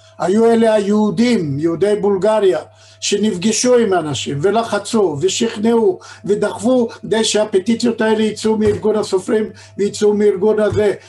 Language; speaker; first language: Hebrew; native; Hebrew